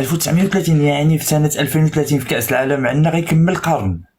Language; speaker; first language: Arabic; native; Arabic